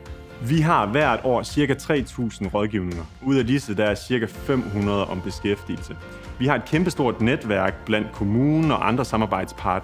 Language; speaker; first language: Danish; native; Danish